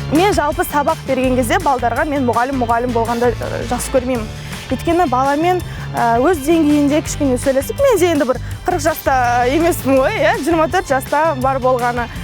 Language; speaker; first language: Kazakh; non-native, local second language; Russian